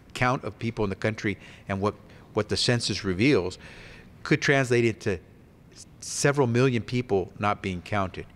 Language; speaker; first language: English; early bilingual, other home language; Spanish